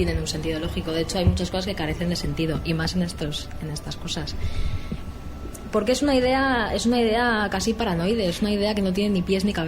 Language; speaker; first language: Spanish; native; Spanish